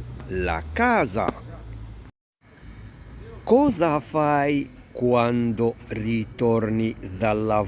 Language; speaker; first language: Italian; non-native, fluent; Arabic